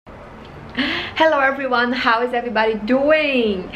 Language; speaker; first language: English; non-native, fluent; Portuguese